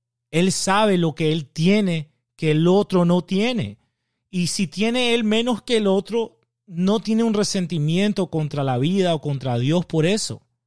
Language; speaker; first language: Spanish; native; Spanish